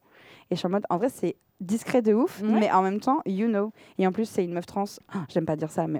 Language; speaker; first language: French; native; French